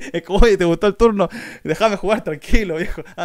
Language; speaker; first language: Spanish; native; Spanish